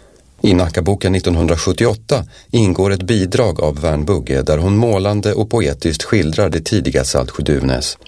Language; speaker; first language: Swedish; native; Swedish